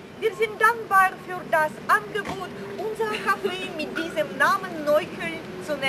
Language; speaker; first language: German; non-native, fluent; Russian